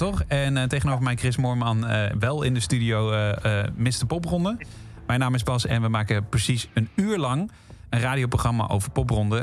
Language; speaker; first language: Dutch; native; Dutch